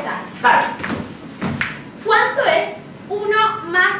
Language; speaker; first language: Spanish; native; Spanish